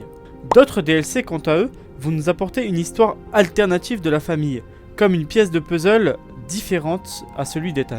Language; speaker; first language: French; native; French